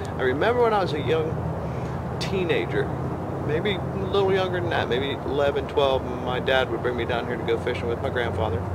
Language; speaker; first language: English; native; English